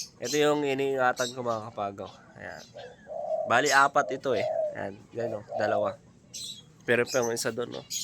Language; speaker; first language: Filipino; non-native, local second language; Iloko